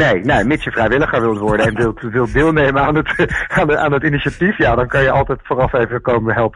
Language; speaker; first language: Dutch; native; Dutch